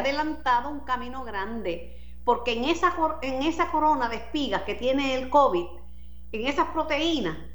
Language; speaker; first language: Spanish; native; Spanish